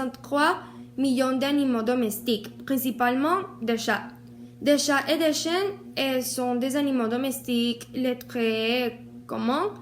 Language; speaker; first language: French; non-native, learner; Spanish